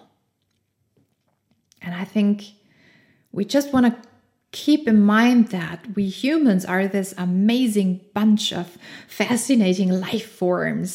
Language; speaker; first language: English; non-native, fluent; German